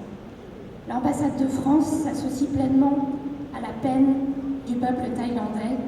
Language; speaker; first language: French; native; French